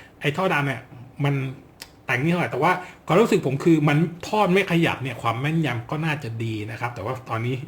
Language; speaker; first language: Thai; native; Thai